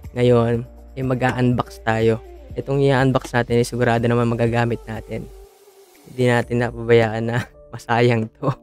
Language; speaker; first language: Filipino; native; Filipino